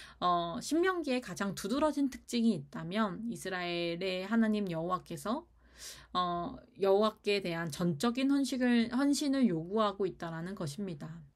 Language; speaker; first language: Korean; native; Korean